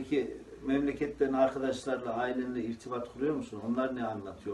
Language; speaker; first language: Turkish; native; Turkish